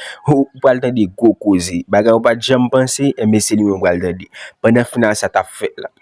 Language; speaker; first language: French; non-native, learner; Haitian Creole